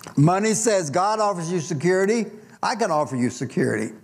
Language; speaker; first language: English; native; English